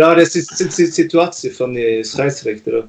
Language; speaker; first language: Dutch; non-native, fluent; Norwegian